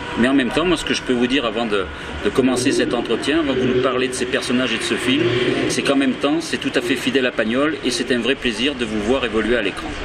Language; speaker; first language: French; native; French